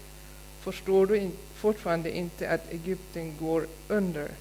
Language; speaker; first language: Swedish; non-native, fluent; German